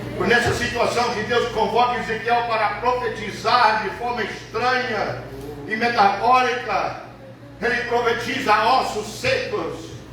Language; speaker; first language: Portuguese; early bilingual, other home language; English